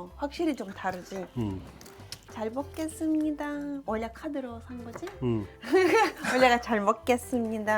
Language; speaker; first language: Korean; non-native, fluent; Ukrainian